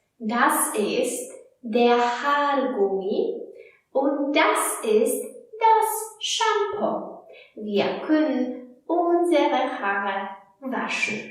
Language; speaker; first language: German; non-native, fluent; Polish